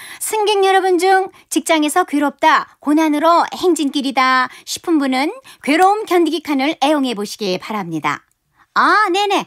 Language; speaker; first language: Korean; native; Korean